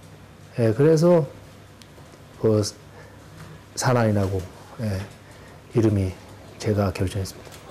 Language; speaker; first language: Korean; non-native, fluent; Japanese